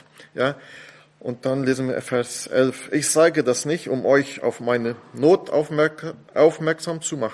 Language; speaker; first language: German; non-native, fluent; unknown